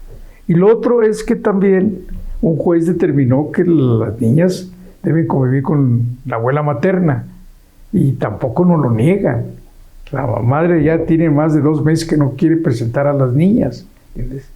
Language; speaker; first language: Spanish; native; Spanish